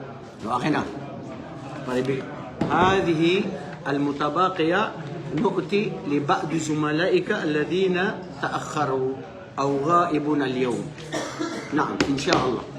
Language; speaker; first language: Arabic; non-native, fluent; Filipino